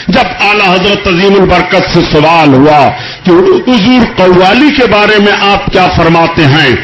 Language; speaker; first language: Urdu; native; Urdu